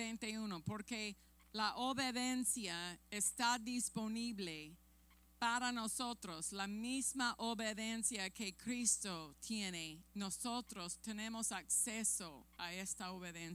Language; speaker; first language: Spanish; non-native, fluent; English